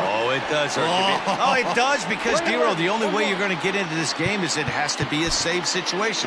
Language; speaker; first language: English; native; English